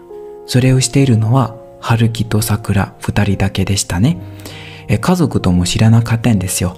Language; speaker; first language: Japanese; non-native, learner; Burmese